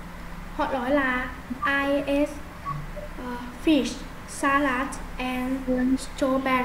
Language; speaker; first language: English; non-native, learner; Vietnamese